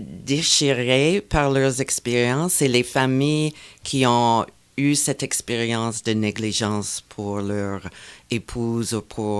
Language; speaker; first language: French; non-native, fluent; English